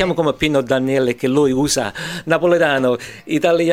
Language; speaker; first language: Italian; early bilingual, heritage; English